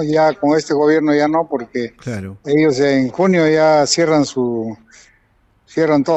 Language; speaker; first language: Spanish; native; Spanish